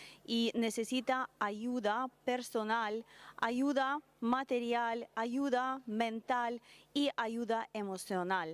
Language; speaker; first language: Spanish; non-native, learner; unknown